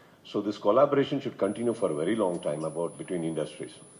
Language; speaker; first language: English; non-native, local second language; Kannada